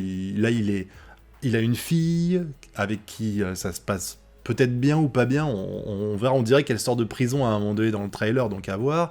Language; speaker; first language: French; native; French